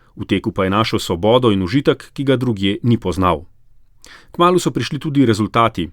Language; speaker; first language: Slovenian; native; Slovenian